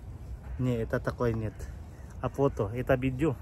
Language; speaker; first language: Russian; non-native, learner; Filipino